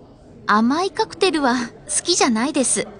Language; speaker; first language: Japanese; non-native, learner; English